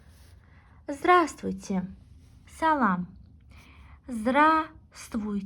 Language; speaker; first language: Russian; non-native, local second language; Azerbaijani